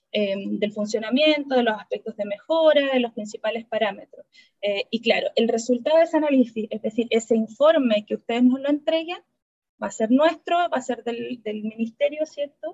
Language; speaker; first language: Spanish; native; Spanish